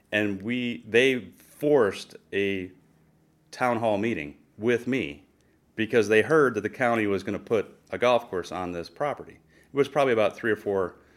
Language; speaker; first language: English; native; English